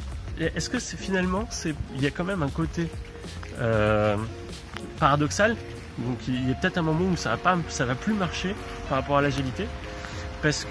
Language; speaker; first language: French; native; French